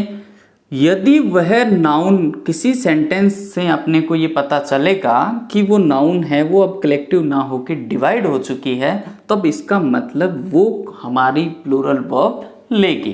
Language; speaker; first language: Hindi; native; Hindi